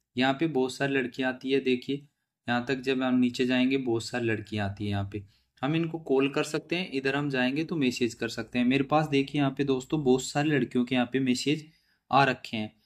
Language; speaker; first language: Hindi; native; Hindi